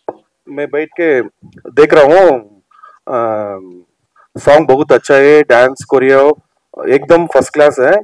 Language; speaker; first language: Hindi; non-native, local second language; Telugu